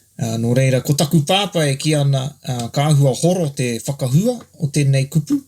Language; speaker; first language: Māori; native; Māori